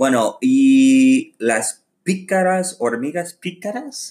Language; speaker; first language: Spanish; non-native, learner; English